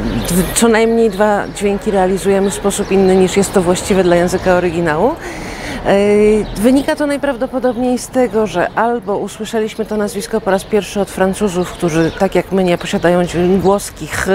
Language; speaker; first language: Polish; native; Polish